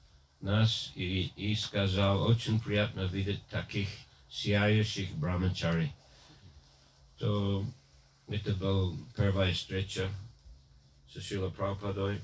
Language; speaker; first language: Russian; non-native, fluent; English